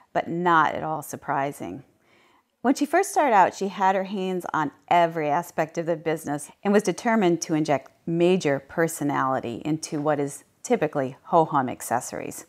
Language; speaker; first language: English; native; English